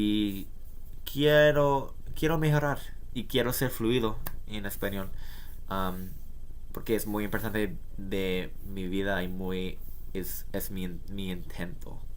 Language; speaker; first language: Spanish; non-native, learner; English